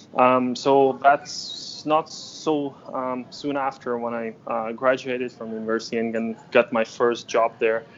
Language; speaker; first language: English; non-native, fluent; Ukrainian